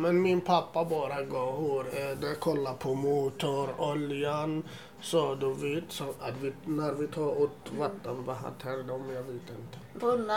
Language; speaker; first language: Swedish; non-native, learner; Assyrian Neo-Aramaic